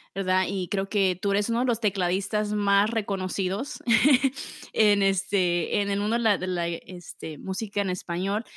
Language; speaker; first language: Spanish; early bilingual, heritage; Spanish